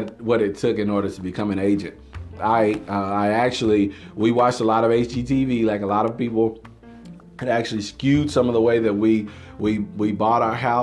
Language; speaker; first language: English; native; English